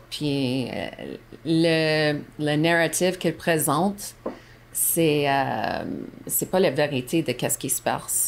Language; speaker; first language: French; non-native, local second language; English